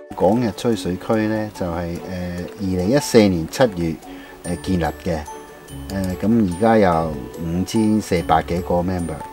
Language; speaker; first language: Cantonese; non-native, fluent; Japanese